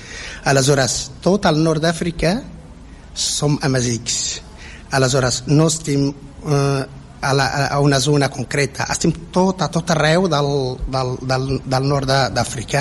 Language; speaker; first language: Catalan; non-native, fluent; Berber languages